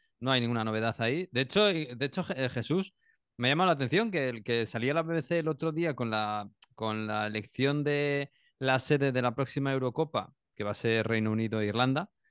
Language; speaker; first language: Spanish; native; Spanish